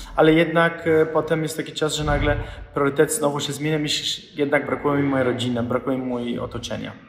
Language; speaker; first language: Polish; non-native, fluent; Italian